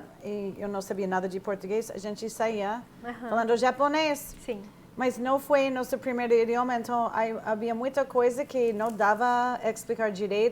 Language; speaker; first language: Portuguese; non-native, fluent; English